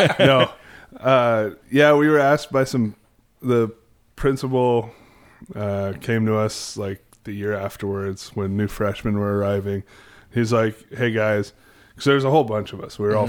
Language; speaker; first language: English; native; English